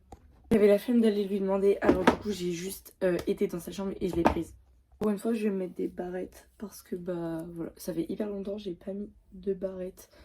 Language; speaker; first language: French; native; French